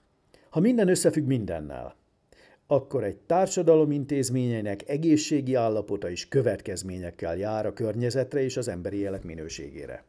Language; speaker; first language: Hungarian; native; Hungarian